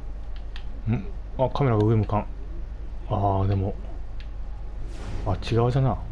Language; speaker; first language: Japanese; native; Japanese